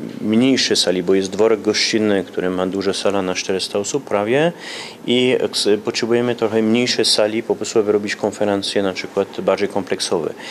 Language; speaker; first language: Polish; early bilingual, heritage; Polish